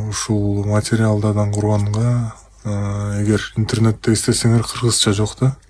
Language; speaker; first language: Kyrgyz; non-native, local second language; Russian